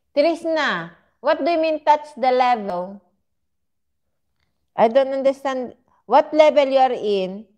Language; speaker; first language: English; non-native, learner; Filipino